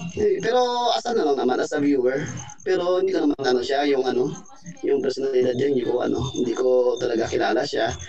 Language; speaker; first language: Filipino; non-native, local second language; Hiligaynon